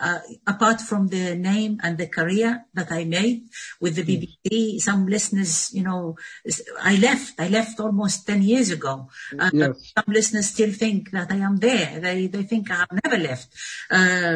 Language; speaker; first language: English; non-native, fluent; Arabic